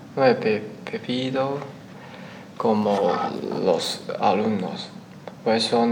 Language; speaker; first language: Spanish; non-native, learner; Chinese